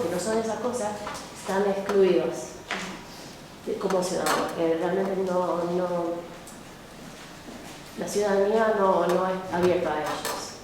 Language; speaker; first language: Spanish; non-native, fluent; English